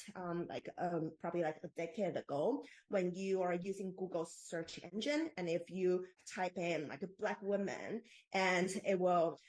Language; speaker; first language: English; non-native, fluent; Chinese